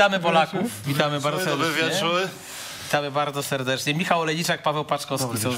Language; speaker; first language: Polish; native; Polish